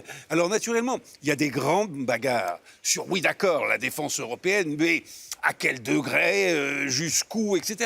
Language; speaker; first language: French; native; French